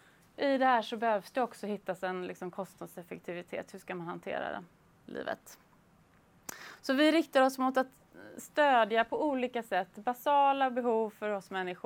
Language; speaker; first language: Swedish; native; Swedish